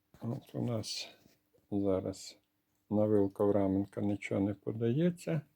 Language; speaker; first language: Ukrainian; native; Ukrainian